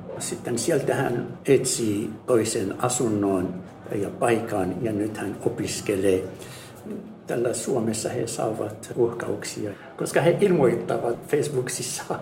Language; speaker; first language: Finnish; non-native, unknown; Arabic